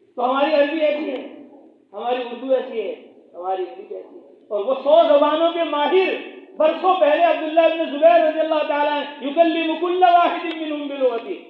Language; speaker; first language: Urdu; native; Urdu